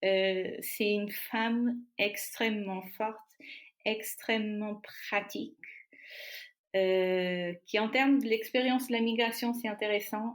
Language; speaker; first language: French; non-native, fluent; Portuguese